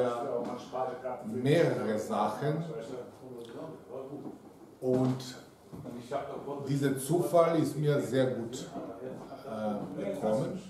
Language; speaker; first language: German; non-native, fluent; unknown